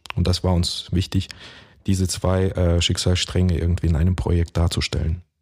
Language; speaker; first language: German; early bilingual, other home language; Russian